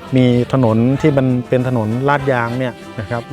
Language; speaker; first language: Thai; native; Thai